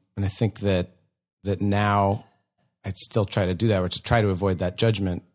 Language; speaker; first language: English; native; English